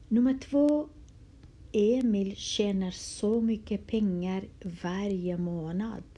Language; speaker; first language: Swedish; non-native, fluent; Kurdish